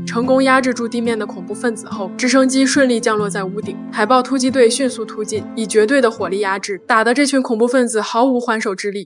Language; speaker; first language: Chinese; native; Chinese